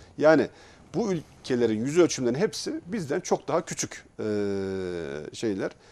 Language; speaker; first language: Turkish; native; Turkish